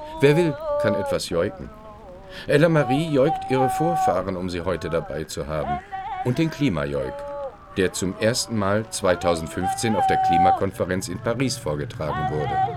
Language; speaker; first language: German; native; German